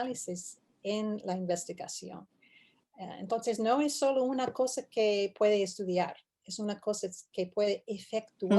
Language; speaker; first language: Spanish; non-native, fluent; English